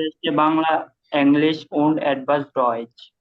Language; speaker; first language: German; non-native, learner; Bangla